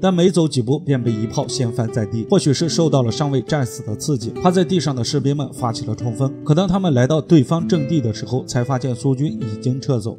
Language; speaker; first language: Chinese; native; Chinese